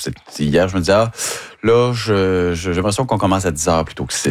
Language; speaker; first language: French; native; French